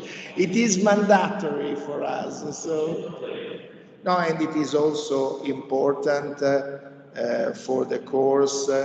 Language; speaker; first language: English; non-native, fluent; Italian